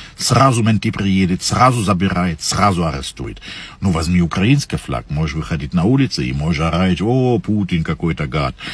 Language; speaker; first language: Russian; non-native, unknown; German